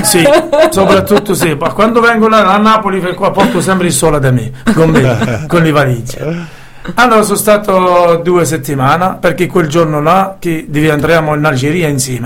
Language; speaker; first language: Italian; non-native, learner; Arabic